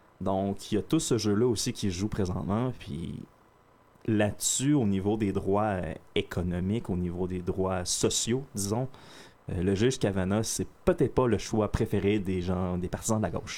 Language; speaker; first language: French; native; French